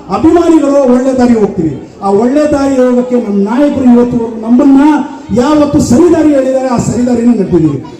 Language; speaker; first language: Kannada; non-native, local second language; Urdu